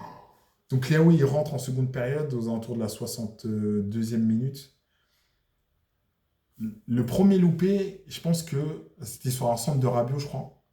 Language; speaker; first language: French; native; French